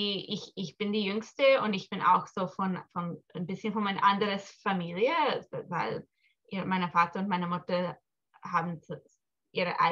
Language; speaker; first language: German; early bilingual, heritage; English